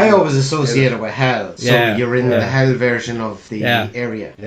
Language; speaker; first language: English; native; English